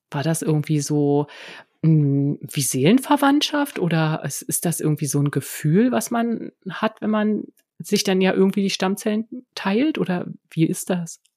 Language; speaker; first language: German; native; German